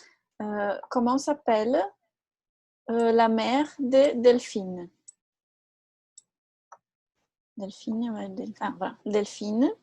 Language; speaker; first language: French; non-native, fluent; Portuguese